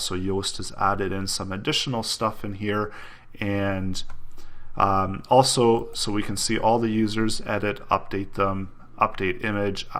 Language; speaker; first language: English; native; English